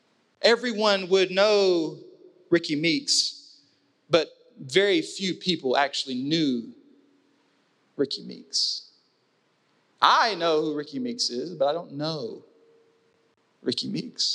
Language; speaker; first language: English; native; English